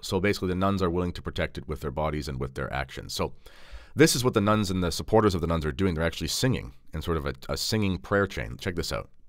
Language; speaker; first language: English; native; English